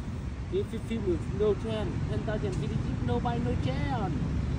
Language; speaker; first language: English; non-native, learner; Vietnamese